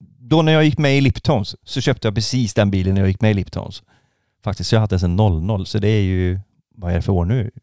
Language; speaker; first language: Swedish; native; Swedish